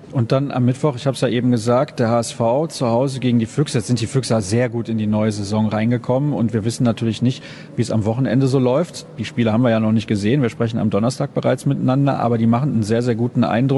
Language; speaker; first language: German; native; German